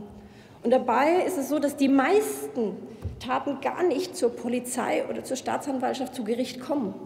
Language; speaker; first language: German; native; German